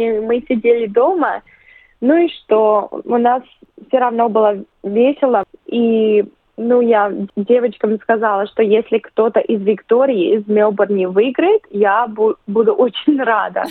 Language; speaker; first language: Russian; early bilingual, other home language; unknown